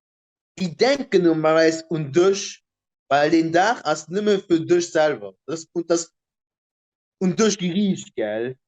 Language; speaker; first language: German; non-native, local second language; Luxembourgish